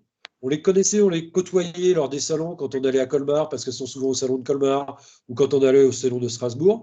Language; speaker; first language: French; native; French